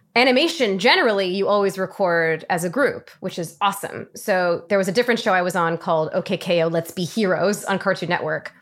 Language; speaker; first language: English; early bilingual, other home language; Thai